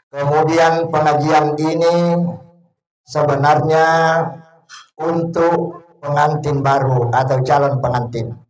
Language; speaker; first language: Indonesian; non-native, local second language; Buginese